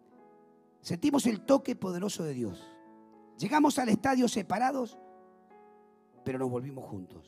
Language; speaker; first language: Spanish; native; Spanish